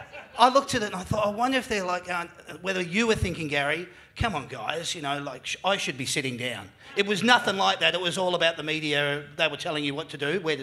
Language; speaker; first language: English; native; English